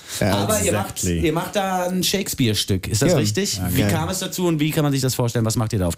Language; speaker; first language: German; native; German